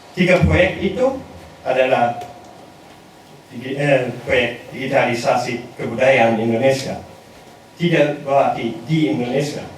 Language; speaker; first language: Indonesian; non-native, learner; German